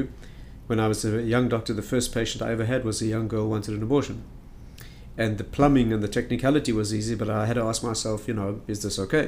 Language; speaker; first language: English; native; English